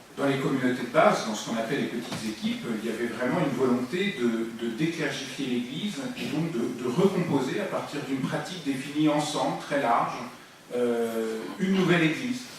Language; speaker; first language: French; native; French